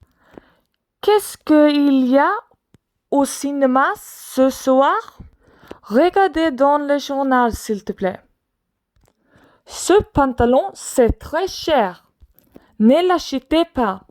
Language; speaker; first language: French; non-native, learner; Swedish